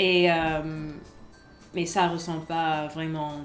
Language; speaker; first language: French; non-native, fluent; English